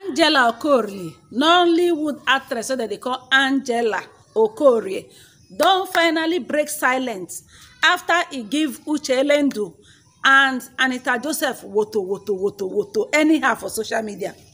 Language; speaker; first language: Nigerian Pidgin; native; Nigerian Pidgin